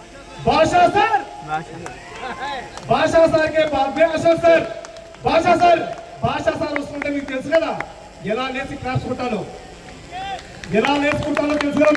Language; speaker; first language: Telugu; native; Telugu